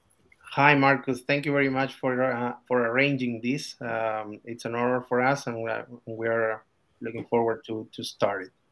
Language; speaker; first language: English; non-native, fluent; Spanish